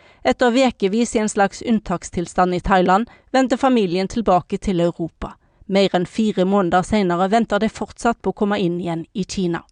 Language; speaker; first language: Norwegian; native; Norwegian